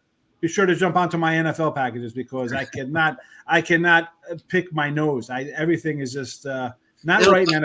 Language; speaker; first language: English; native; English